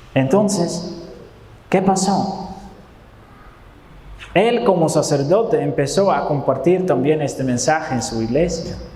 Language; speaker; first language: Spanish; non-native, fluent; Dutch